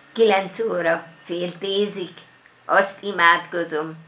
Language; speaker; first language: Hungarian; non-native, local second language; German